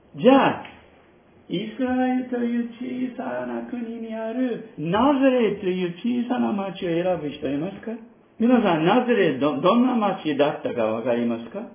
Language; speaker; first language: Japanese; non-native, fluent; English